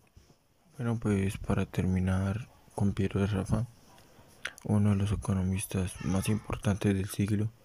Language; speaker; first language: Spanish; native; Spanish